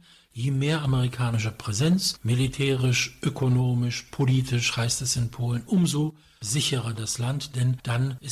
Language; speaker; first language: German; non-native, fluent; Polish